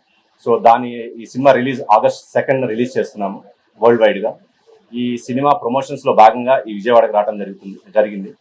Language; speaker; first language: Telugu; native; Telugu